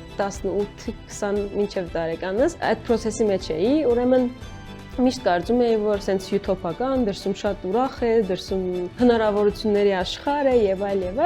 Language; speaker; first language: Armenian; native; Armenian